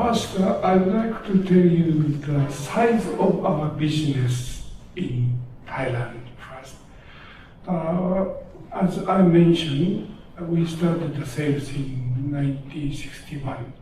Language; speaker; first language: English; non-native, learner; Japanese